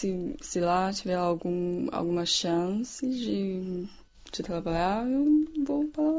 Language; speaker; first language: Portuguese; non-native, fluent; Chinese